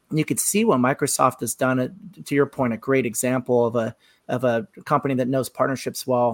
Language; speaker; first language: English; native; English